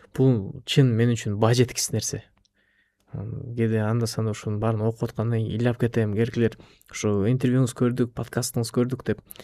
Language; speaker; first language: Kyrgyz; non-native, local second language; Russian